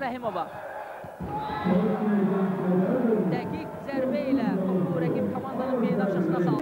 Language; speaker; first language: Azerbaijani; native; Azerbaijani